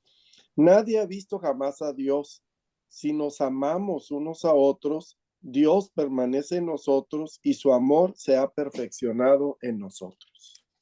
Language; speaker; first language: Spanish; native; Spanish